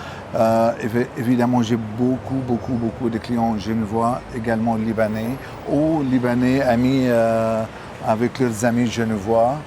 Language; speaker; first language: French; non-native, local second language; Arabic